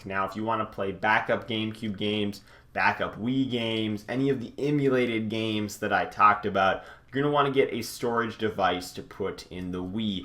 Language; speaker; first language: English; native; English